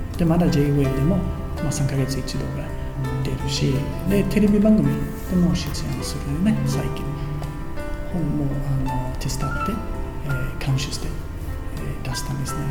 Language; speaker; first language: Japanese; non-native, fluent; Swedish